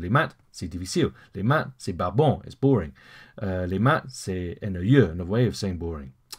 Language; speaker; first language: French; non-native, fluent; English